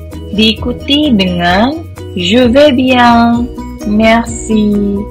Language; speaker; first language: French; non-native, fluent; Indonesian